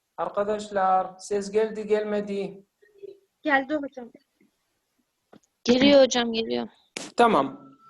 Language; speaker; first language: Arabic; non-native, fluent; Turkish